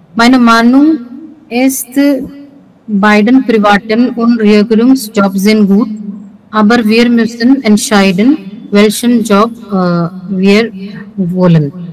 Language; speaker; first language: German; non-native, learner; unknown